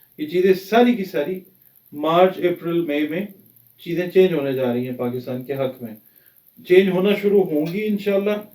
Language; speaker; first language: Urdu; native; Urdu